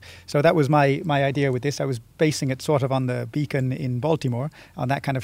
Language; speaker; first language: English; native; English